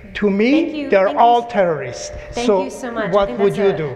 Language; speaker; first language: English; non-native, fluent; Persian